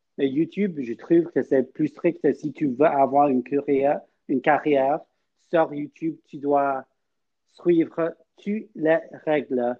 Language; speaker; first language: French; non-native, learner; English